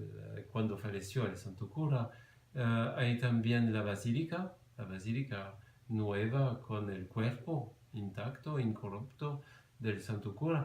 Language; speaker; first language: Spanish; non-native, fluent; French